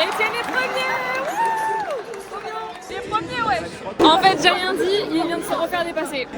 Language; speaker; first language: French; native; French